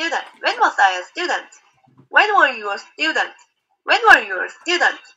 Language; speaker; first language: English; non-native, learner; Korean